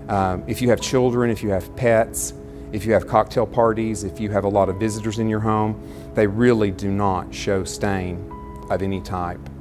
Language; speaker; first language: English; native; English